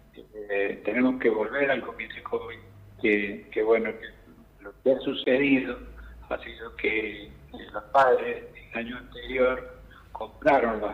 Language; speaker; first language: Spanish; native; Spanish